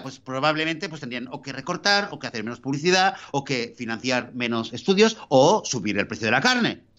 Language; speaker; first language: Spanish; native; Spanish